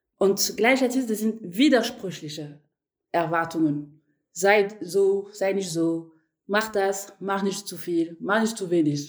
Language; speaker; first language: German; non-native, fluent; French